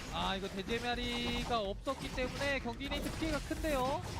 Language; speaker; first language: Korean; native; Korean